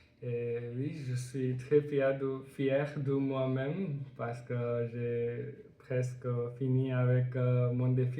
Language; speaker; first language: French; non-native, learner; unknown